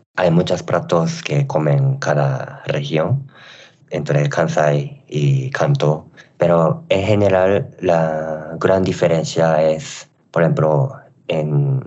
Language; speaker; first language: Spanish; non-native, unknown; Japanese